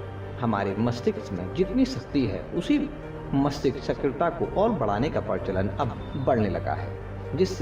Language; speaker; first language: Hindi; native; Hindi